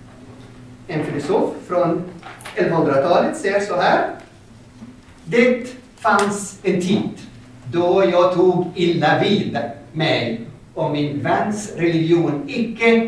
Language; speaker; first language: Swedish; non-native, fluent; Arabic